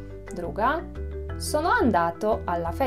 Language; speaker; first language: Italian; non-native, fluent; Polish